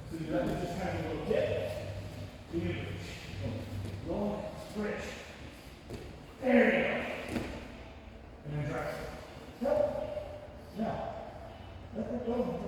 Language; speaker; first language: English; native; English